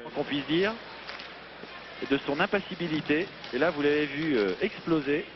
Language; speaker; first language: French; native; French